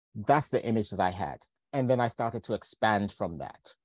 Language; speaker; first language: English; native; English